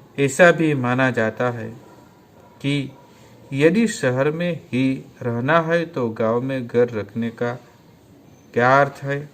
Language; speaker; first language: Hindi; non-native, local second language; Gujarati